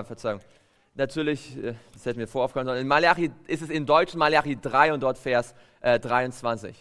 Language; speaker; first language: German; native; German